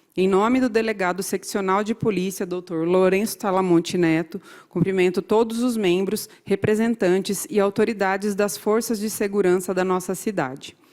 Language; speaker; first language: Portuguese; native; Portuguese